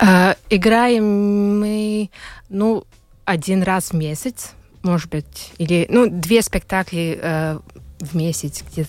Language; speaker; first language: Russian; non-native, local second language; Latvian